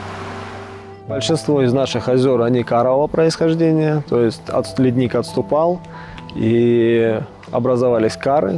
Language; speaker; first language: Russian; native; Russian